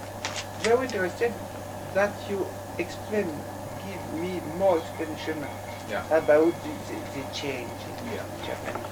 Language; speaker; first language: English; non-native, learner; French